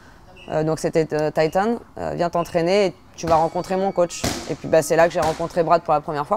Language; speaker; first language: French; native; French